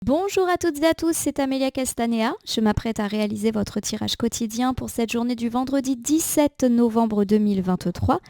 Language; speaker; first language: French; native; French